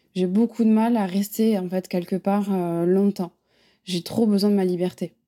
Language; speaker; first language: French; native; French